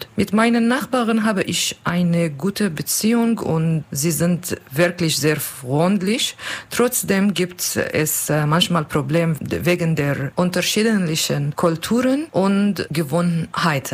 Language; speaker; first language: German; non-native, learner; Kurdish